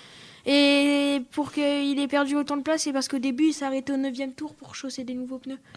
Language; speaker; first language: French; native; French